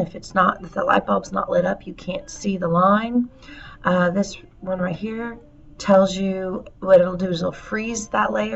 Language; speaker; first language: English; native; English